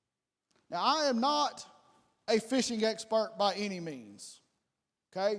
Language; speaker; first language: English; native; English